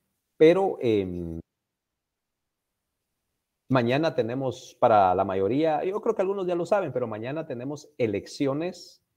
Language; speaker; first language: Spanish; native; Spanish